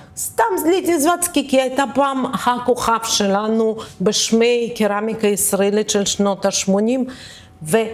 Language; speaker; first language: Hebrew; early bilingual, other home language; Russian